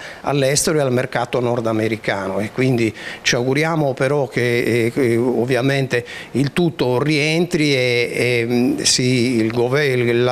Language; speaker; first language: Italian; native; Italian